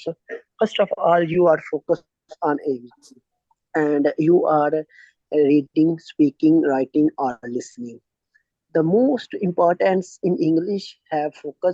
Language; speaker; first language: English; non-native, learner; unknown